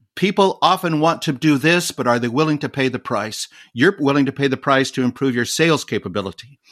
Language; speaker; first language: English; native; English